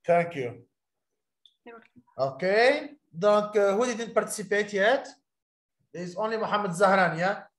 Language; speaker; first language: English; non-native, fluent; Arabic